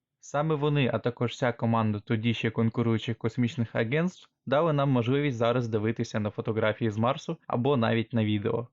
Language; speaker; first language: Ukrainian; native; Ukrainian